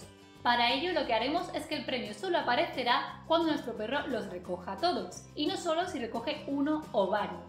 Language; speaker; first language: Spanish; native; Spanish